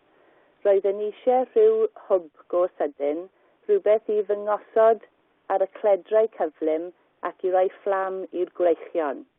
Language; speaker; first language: Welsh; non-native, learner; English